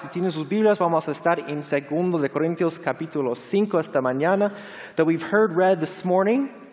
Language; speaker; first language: Spanish; non-native, fluent; English